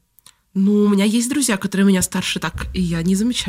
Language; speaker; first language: Russian; native; Russian